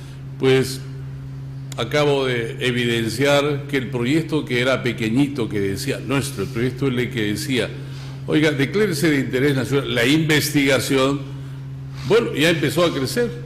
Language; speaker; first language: Spanish; native; Spanish